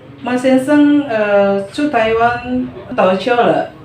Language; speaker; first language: Chinese; non-native, learner; Indonesian